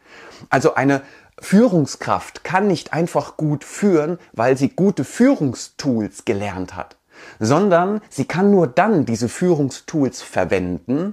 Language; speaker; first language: German; native; German